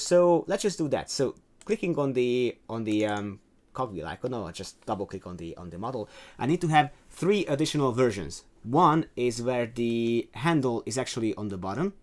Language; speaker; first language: English; non-native, fluent; Hungarian